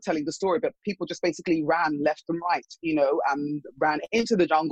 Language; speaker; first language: English; native; English